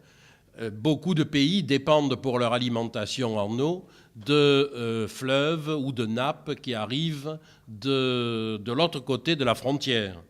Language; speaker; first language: French; native; French